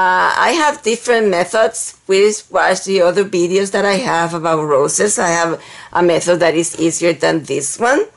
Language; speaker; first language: English; non-native, fluent; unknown